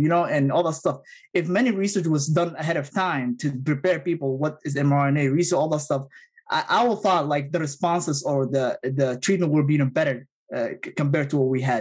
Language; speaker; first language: English; non-native, fluent; Somali